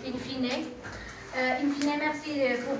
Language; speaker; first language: French; non-native, learner; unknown